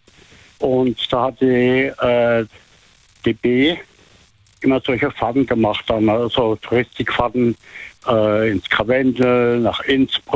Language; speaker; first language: German; native; German